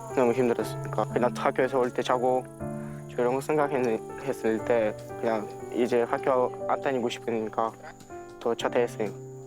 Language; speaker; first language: Korean; non-native, learner; Russian